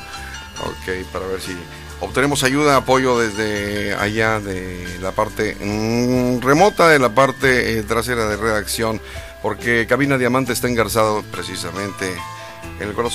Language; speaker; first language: Spanish; native; Spanish